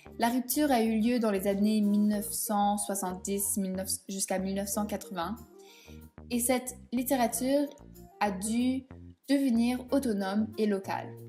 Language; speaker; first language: French; native; French